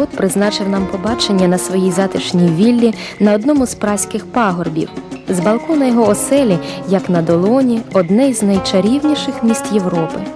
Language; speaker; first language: Ukrainian; native; Ukrainian